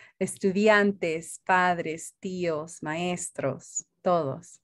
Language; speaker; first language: Spanish; early bilingual, heritage; Spanish